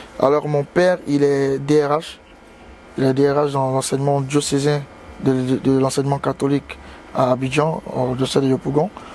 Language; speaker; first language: French; native; French